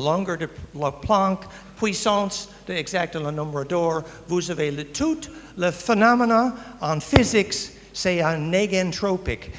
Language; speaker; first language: French; non-native, learner; English